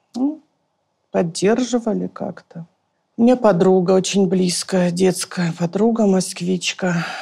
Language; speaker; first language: Russian; native; Russian